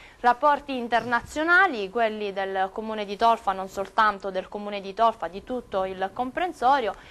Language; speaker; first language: Italian; native; Italian